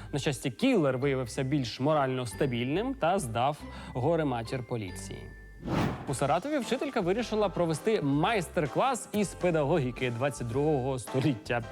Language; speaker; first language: Ukrainian; native; Ukrainian